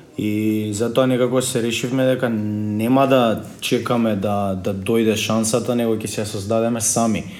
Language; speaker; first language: Macedonian; native; Macedonian